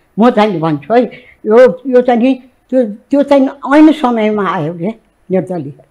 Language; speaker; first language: Nepali; native; Nepali